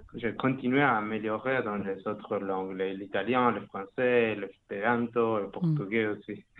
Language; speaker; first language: French; non-native, learner; Spanish